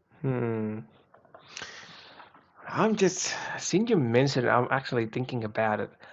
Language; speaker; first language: English; non-native, fluent; Vietnamese